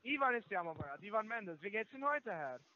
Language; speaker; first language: German; non-native, fluent; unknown